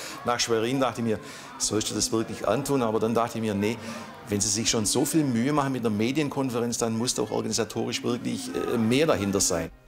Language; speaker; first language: German; native; German